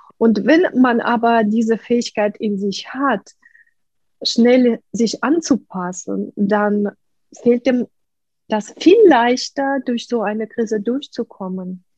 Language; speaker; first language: German; non-native, fluent; Russian